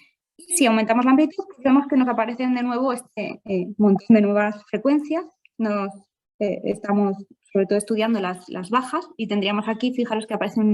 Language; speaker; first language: Spanish; native; Spanish